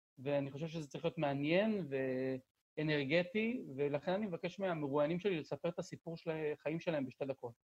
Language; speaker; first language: Hebrew; native; Hebrew